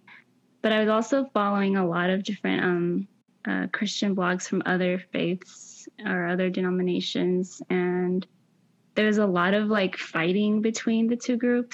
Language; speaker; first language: English; early bilingual, other home language; Spanish